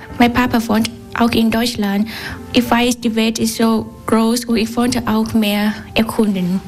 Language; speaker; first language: German; non-native, learner; Vietnamese